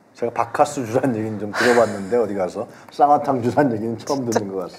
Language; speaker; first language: Korean; native; Korean